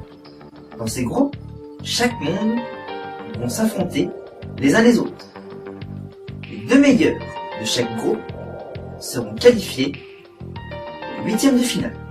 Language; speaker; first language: French; native; French